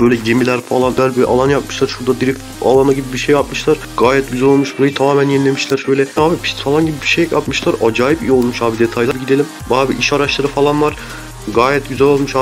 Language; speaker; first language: Turkish; native; Turkish